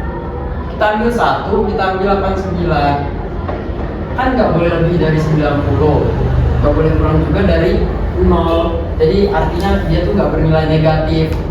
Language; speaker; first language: Indonesian; native; Indonesian